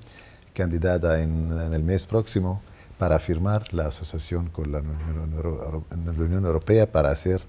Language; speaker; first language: Spanish; non-native, fluent; Arabic